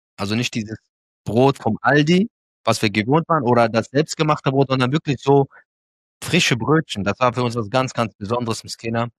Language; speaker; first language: German; early bilingual, other home language; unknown